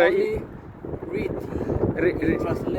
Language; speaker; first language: English; non-native, learner; Spanish